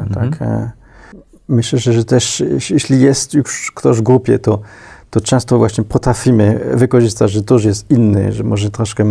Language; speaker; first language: Polish; non-native, fluent; French